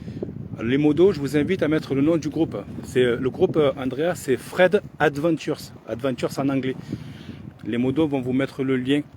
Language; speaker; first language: French; native; French